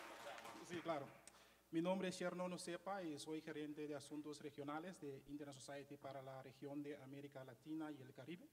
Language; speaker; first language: Spanish; non-native, fluent; Papiamento